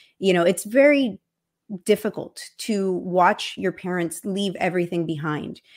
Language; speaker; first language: English; early bilingual, other home language; Spanish